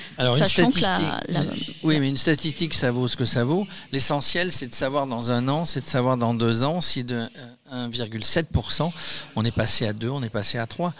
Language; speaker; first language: French; native; French